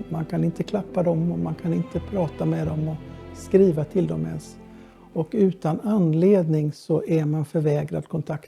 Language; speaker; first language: Swedish; non-native, fluent; Arabic